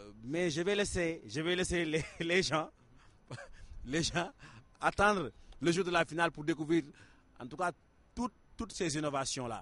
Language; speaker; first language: French; non-native, local second language; Wolof